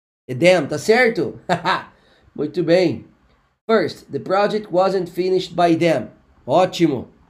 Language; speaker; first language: English; non-native, fluent; Portuguese